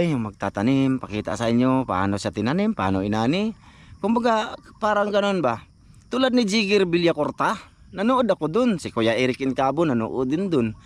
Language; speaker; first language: Filipino; non-native, local second language; Cebuano